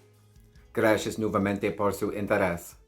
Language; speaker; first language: Spanish; non-native, learner; English